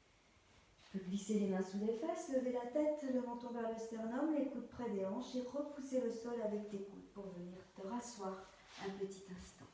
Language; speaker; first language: French; native; French